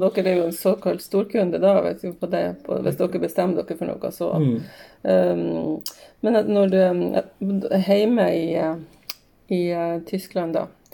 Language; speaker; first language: Norwegian; native; Norwegian